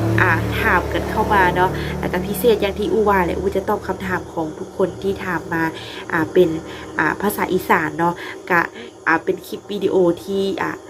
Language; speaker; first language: Thai; non-native, local second language; Northeastern Thai